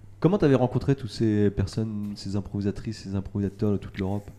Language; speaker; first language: French; native; French